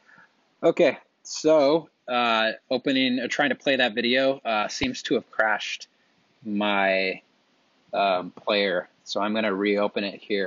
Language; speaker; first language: English; native; English